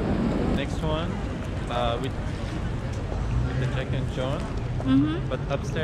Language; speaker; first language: English; non-native, learner; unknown